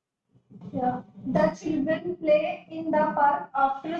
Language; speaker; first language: English; non-native, learner; Hindi